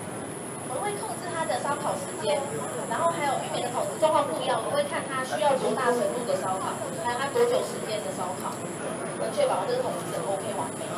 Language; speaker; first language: Chinese; native; Chinese